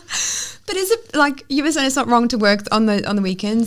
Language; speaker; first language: English; native; English